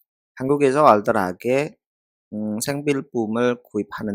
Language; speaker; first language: Korean; non-native, fluent; Indonesian